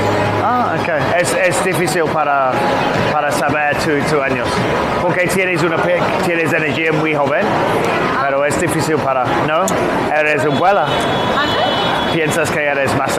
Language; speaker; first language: Spanish; non-native, learner; English